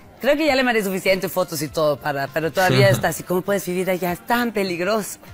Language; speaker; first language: Spanish; non-native, fluent; German